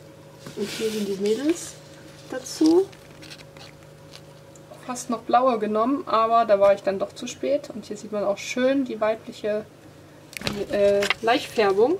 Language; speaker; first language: German; native; German